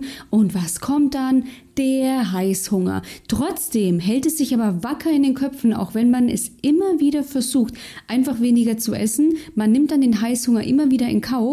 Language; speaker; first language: German; native; German